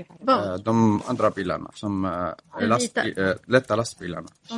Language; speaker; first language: Swedish; non-native, fluent; Arabic